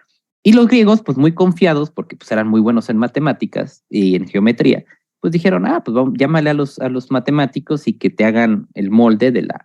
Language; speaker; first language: Spanish; native; Spanish